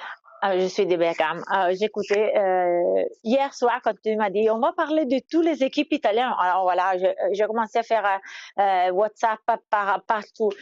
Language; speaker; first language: French; non-native, fluent; Italian